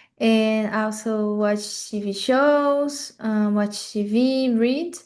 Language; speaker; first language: English; non-native, learner; Portuguese